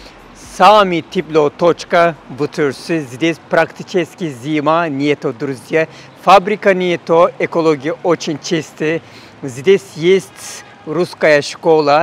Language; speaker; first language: Russian; non-native, fluent; Turkish